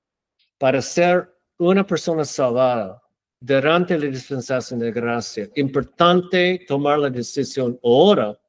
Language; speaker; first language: Spanish; non-native, learner; English